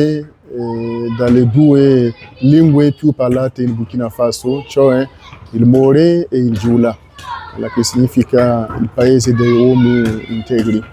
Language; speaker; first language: Italian; non-native, learner; French